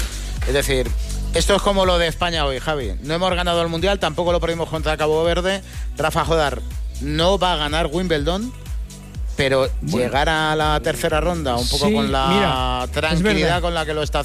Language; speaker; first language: Spanish; native; Spanish